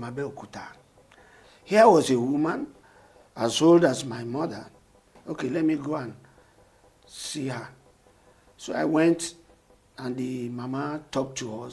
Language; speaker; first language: English; non-native, local second language; Yoruba